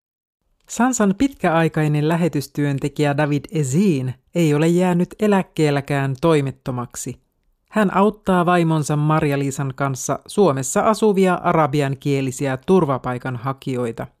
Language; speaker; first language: Finnish; native; Finnish